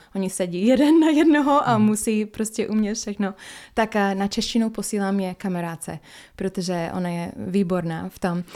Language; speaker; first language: Czech; non-native, fluent; English